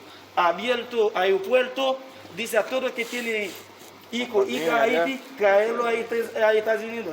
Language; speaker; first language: Spanish; non-native, learner; Haitian Creole